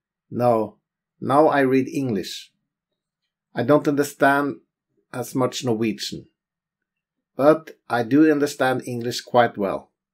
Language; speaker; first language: English; non-native, fluent; Norwegian